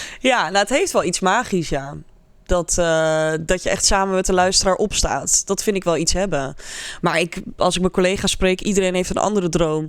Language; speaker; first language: Dutch; native; Dutch